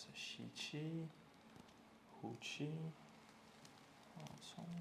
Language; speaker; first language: Chinese; non-native, learner; English